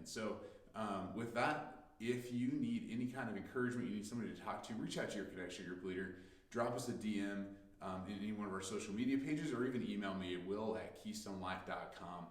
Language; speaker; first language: English; native; English